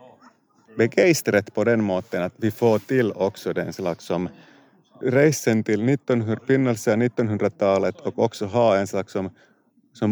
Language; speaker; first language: Swedish; non-native, local second language; Finnish